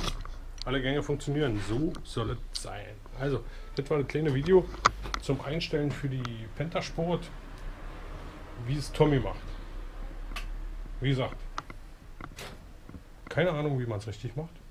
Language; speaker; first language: German; native; German